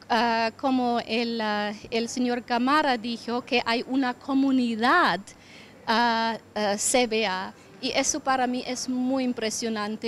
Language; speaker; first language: Spanish; non-native, fluent; English